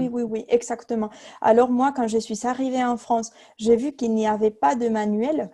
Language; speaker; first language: French; non-native, fluent; Spanish